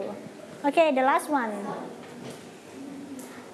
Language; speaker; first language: English; non-native, learner; Thai